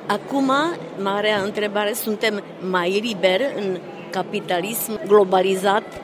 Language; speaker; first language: Romanian; non-native, fluent; Czech